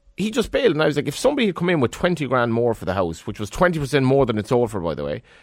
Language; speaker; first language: English; native; English